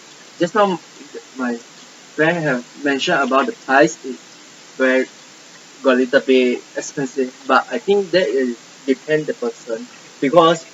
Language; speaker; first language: English; non-native, local second language; Malay